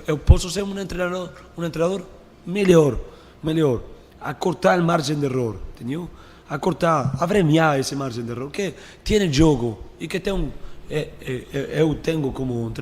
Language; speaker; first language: Portuguese; non-native, fluent; Spanish